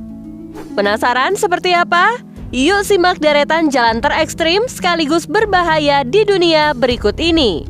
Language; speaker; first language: Indonesian; native; Indonesian